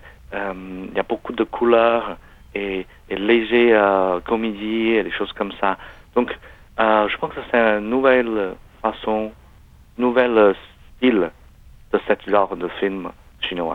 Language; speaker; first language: French; non-native, learner; Chinese